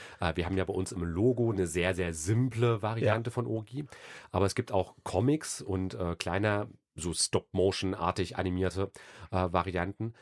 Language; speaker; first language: German; native; German